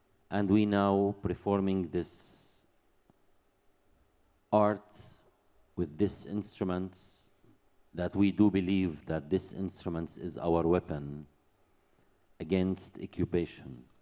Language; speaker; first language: English; non-native, fluent; Arabic